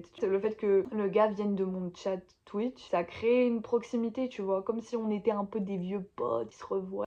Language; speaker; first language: French; native; French